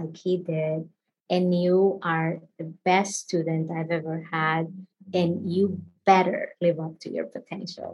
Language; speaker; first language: English; non-native, fluent; Spanish